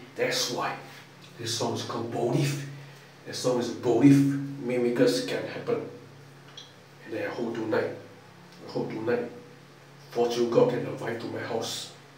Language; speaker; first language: English; non-native, local second language; Chinese